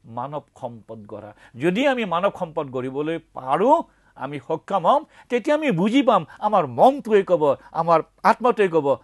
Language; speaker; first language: Assamese; native; Assamese